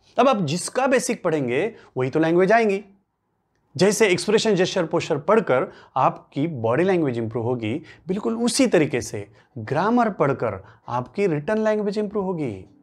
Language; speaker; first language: Hindi; non-native, local second language; Marathi